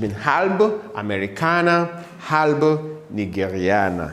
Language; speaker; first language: German; non-native, fluent; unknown